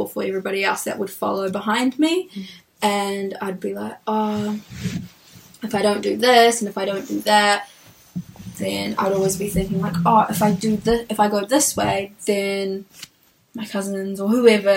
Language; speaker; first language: English; native; English